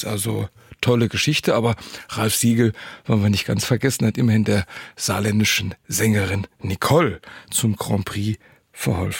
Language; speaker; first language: German; native; German